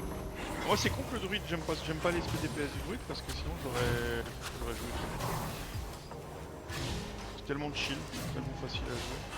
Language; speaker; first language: French; native; French